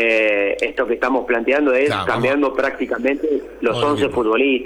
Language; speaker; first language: Spanish; native; Spanish